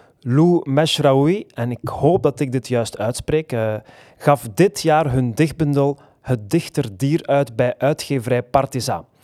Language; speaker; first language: Dutch; native; Dutch